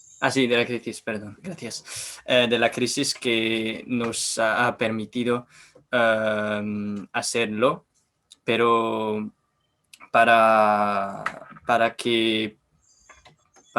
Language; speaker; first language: Spanish; non-native, learner; French